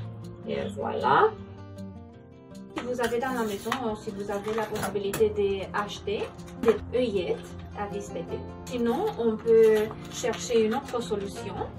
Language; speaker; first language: French; non-native, fluent; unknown